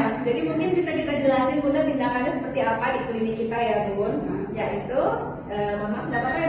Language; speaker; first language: Indonesian; native; Indonesian